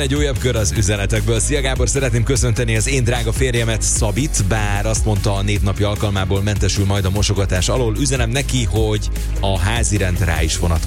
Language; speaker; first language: Hungarian; native; Hungarian